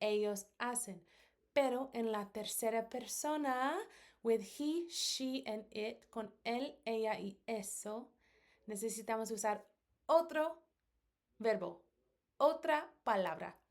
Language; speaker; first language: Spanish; non-native, fluent; English